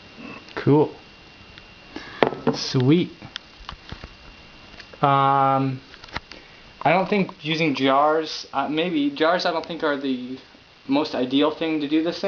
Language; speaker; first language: English; native; English